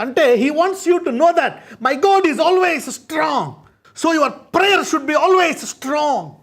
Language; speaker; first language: English; non-native, local second language; Telugu